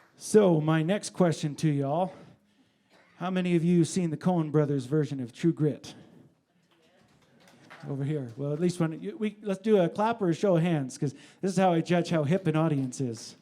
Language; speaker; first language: English; native; English